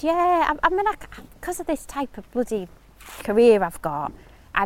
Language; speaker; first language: English; native; English